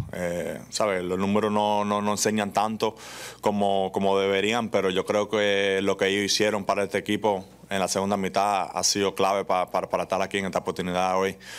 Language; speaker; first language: Spanish; early bilingual, heritage; Spanish